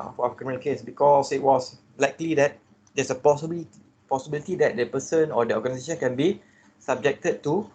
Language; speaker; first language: English; non-native, local second language; Malay